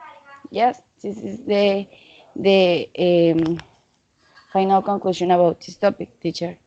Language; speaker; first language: English; non-native, learner; Spanish